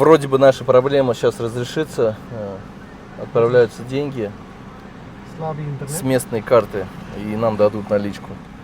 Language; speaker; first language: Russian; native; Russian